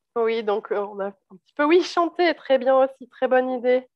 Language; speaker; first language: French; native; French